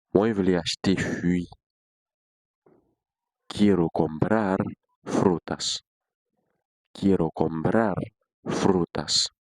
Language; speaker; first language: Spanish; non-native, fluent; Haitian Creole